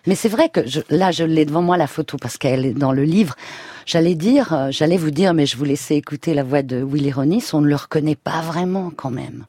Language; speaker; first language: French; native; French